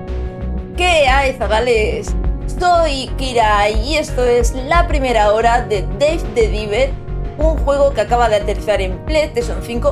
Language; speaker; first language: Spanish; native; Spanish